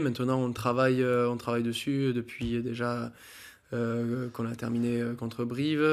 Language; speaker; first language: French; native; French